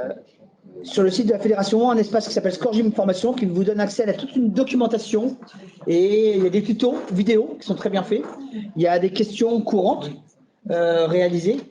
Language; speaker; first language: French; native; French